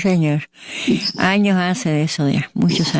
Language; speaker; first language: Spanish; native; Spanish